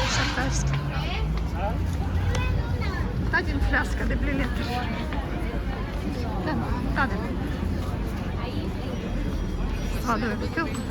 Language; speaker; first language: Swedish; non-native, learner; Russian